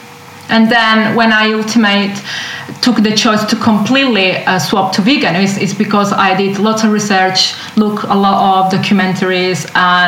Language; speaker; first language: English; non-native, fluent; Italian